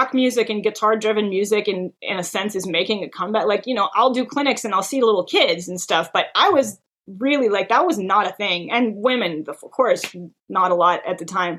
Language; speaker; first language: English; non-native, fluent; Hebrew